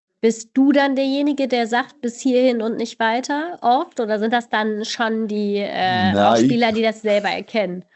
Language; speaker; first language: German; native; German